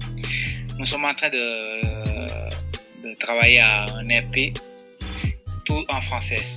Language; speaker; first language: French; non-native, fluent; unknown